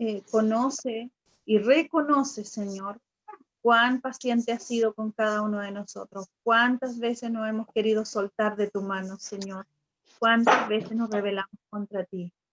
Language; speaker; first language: Spanish; native; Spanish